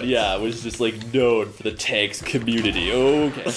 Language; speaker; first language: English; native; English